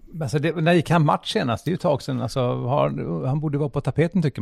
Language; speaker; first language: Swedish; native; Swedish